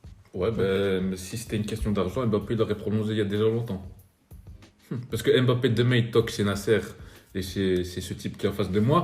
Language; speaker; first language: French; native; French